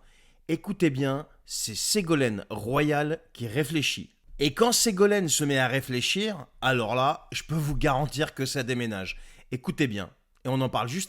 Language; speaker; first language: French; native; French